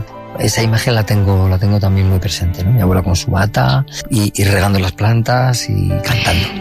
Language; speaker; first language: Spanish; native; Spanish